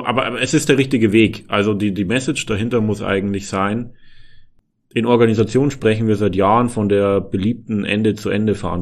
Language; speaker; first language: German; native; German